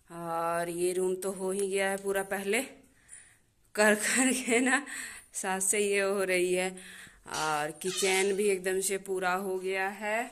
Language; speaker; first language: Hindi; native; Hindi